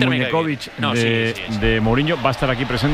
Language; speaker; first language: Spanish; native; Spanish